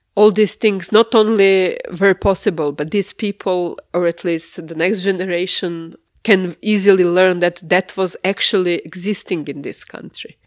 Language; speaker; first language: English; non-native, fluent; Serbian